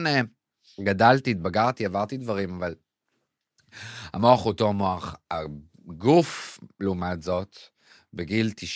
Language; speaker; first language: Hebrew; native; Hebrew